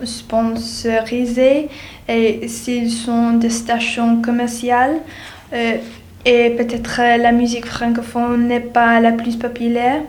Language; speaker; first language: French; non-native, learner; English